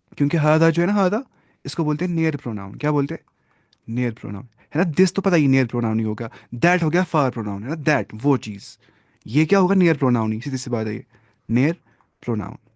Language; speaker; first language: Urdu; non-native, local second language; Kashmiri